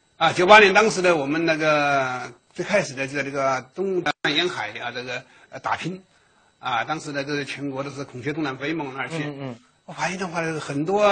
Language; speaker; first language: Chinese; native; Chinese